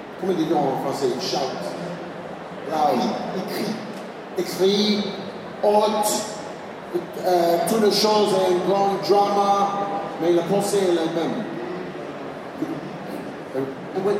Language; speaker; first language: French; non-native, learner; English